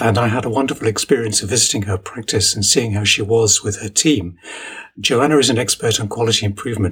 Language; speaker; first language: English; native; English